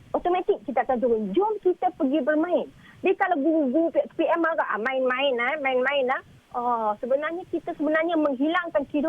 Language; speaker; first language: Malay; native; Malay